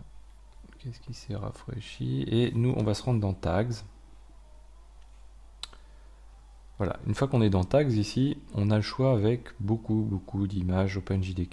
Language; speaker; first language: French; native; French